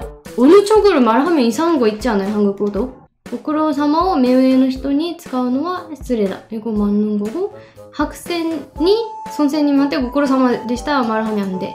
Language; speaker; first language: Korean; non-native, fluent; Japanese